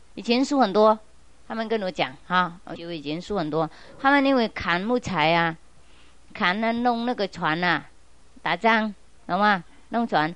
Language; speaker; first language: Chinese; non-native, fluent; Vietnamese